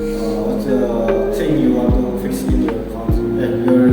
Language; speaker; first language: English; non-native, learner; Indonesian